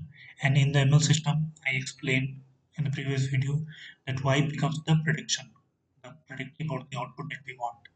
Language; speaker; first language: English; non-native, fluent; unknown